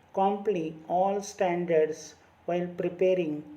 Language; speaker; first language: English; non-native, local second language; Kannada